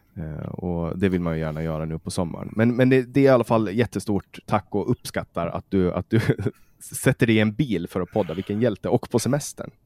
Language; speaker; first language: Swedish; native; Swedish